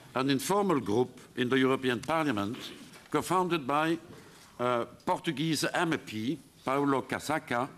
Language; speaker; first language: English; non-native, fluent; French